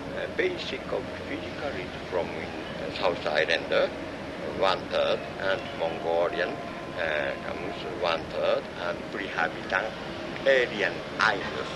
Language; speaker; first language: English; non-native, learner; Japanese